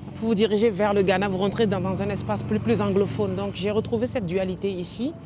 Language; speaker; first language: French; non-native, local second language; Ewe